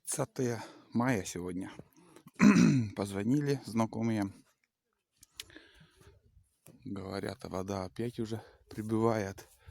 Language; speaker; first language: Russian; native; Russian